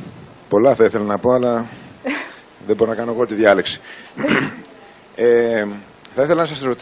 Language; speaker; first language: Greek; native; Greek